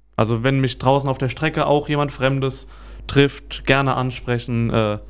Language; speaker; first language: German; native; German